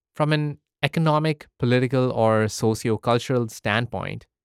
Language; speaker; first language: English; early bilingual, other home language; Arabic